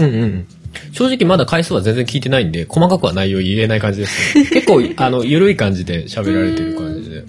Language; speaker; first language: Japanese; native; Japanese